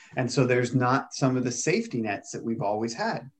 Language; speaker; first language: English; native; English